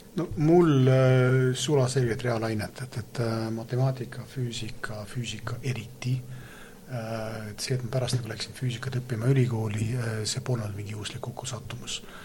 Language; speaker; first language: Estonian; non-native, local second language; Russian